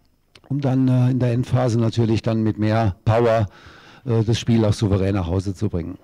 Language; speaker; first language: German; native; German